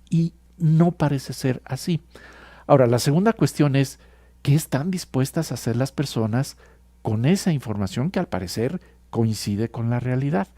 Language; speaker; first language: Spanish; native; Spanish